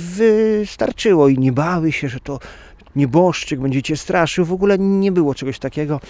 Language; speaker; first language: Polish; native; Polish